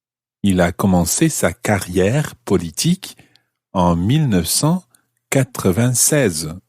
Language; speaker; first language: French; non-native, fluent; English